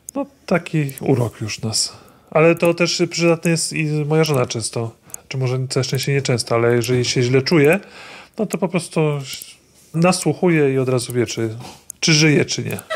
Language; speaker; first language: Polish; native; Polish